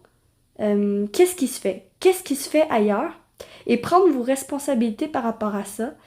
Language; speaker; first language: French; native; French